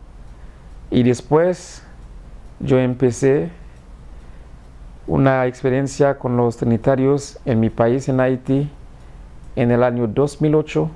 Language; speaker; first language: Spanish; non-native, fluent; Haitian Creole